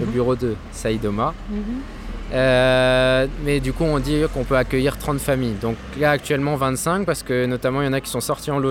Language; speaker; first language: French; native; French